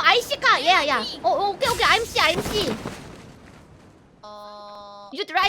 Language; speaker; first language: English; non-native, learner; Korean